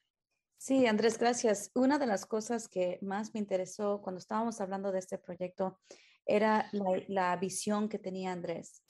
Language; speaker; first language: Spanish; early bilingual, heritage; Spanish